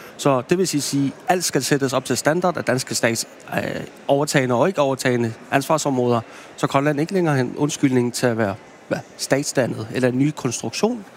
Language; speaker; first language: Danish; non-native, local second language; Kalaallisut